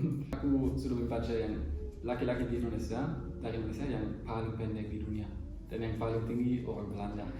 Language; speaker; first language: Indonesian; non-native, learner; German